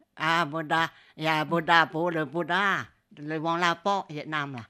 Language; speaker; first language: French; non-native, learner; Chinese